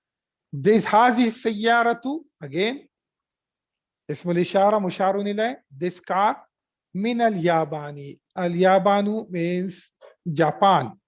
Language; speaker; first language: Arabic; non-native, fluent; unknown